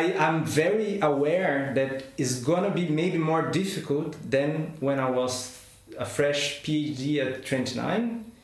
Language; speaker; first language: English; non-native, fluent; Portuguese